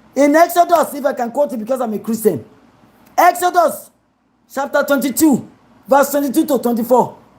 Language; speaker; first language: English; non-native, local second language; Yoruba